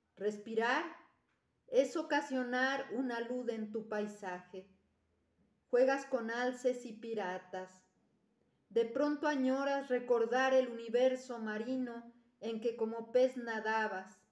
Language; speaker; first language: Spanish; native; Spanish